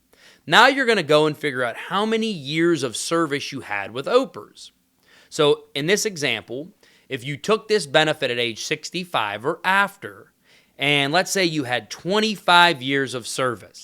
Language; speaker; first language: English; native; English